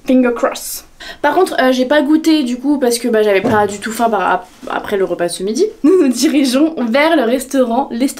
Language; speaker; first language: French; native; French